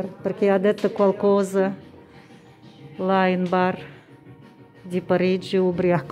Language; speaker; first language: Italian; non-native, fluent; Russian